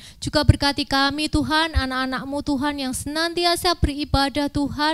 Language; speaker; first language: Indonesian; native; Indonesian